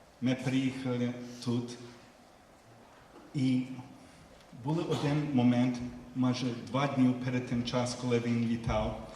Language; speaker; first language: Ukrainian; early bilingual, heritage; Ukrainian